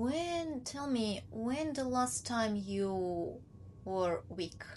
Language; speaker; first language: English; non-native, learner; Ukrainian